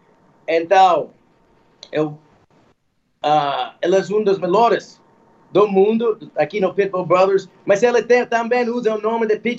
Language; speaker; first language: Portuguese; non-native, fluent; English